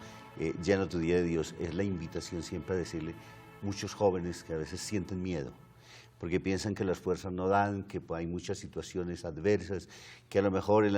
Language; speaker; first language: Spanish; native; Spanish